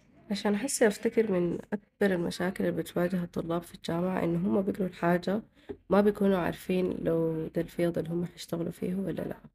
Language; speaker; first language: Arabic; early bilingual, heritage; Arabic